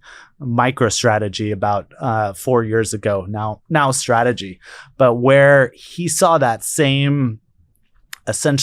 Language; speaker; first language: English; native; English